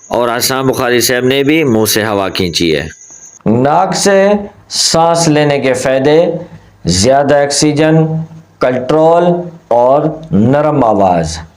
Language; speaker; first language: Urdu; non-native, local second language; Punjabi